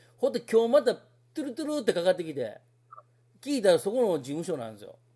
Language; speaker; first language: Japanese; native; Japanese